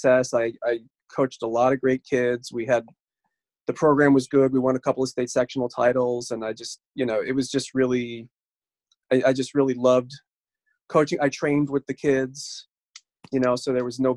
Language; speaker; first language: English; native; English